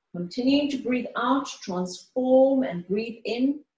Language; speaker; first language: English; early bilingual, other home language; Greek